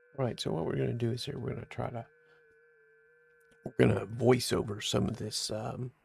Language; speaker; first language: English; native; English